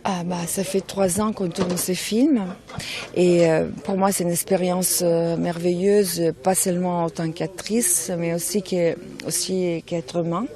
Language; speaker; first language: French; non-native, fluent; Italian